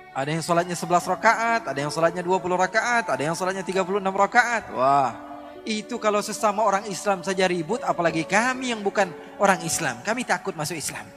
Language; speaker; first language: Indonesian; native; Indonesian